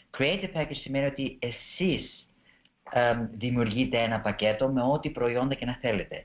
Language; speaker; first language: Greek; early bilingual, heritage; Greek